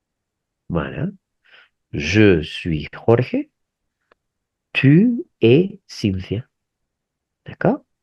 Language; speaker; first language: French; non-native, fluent; Spanish